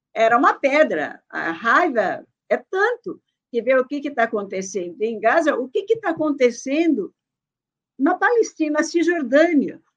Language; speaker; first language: Portuguese; early bilingual, other home language; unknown